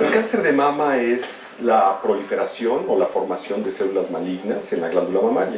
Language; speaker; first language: Spanish; native; Spanish